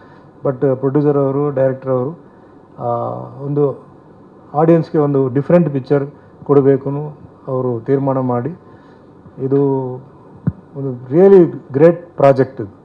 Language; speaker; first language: Kannada; non-native, fluent; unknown